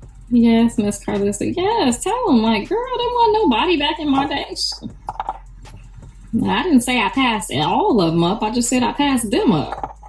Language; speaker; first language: English; native; English